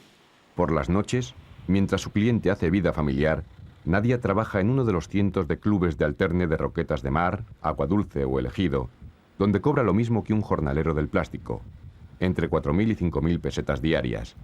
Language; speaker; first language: Spanish; native; Spanish